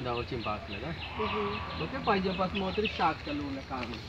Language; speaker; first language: Russian; non-native, learner; Sinhala